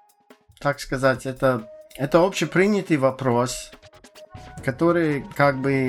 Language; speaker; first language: Russian; non-native, fluent; English